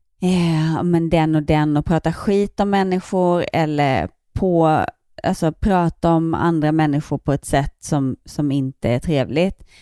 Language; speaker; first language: Swedish; native; Swedish